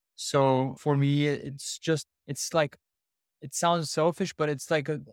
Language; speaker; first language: English; non-native, fluent; Portuguese